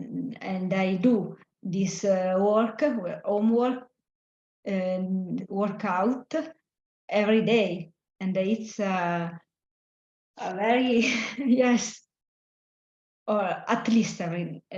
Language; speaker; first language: English; non-native, learner; Italian